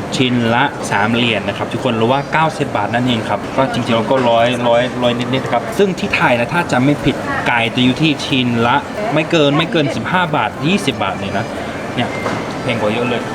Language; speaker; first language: Thai; non-native, fluent; English